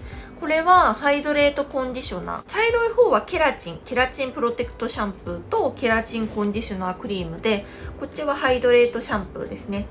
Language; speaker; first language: Japanese; non-native, fluent; Korean